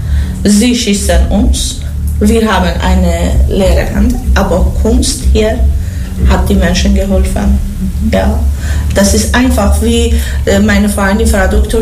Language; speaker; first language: German; non-native, learner; Persian